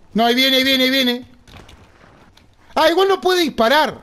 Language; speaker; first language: Spanish; native; Spanish